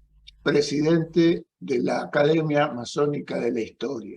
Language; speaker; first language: Spanish; native; Spanish